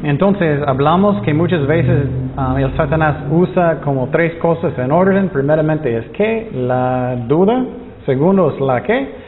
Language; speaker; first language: Spanish; non-native, fluent; English